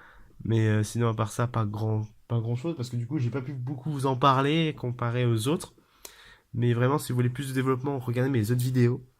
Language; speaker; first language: French; native; French